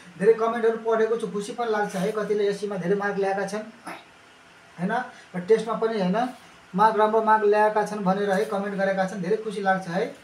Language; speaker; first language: Nepali; native; Nepali